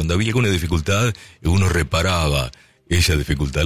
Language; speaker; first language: Spanish; native; Spanish